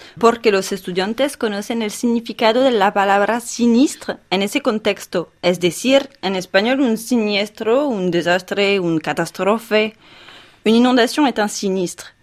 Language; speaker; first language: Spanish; non-native, fluent; French